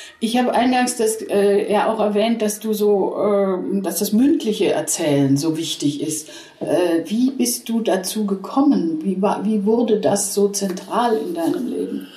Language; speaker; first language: German; native; German